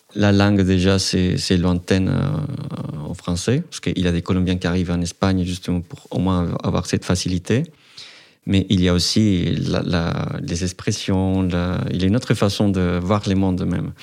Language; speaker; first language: French; non-native, fluent; Spanish